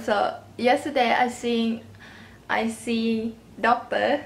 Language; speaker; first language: English; non-native, learner; Thai